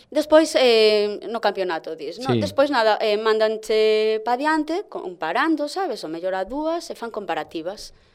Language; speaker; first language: Galician; native; Galician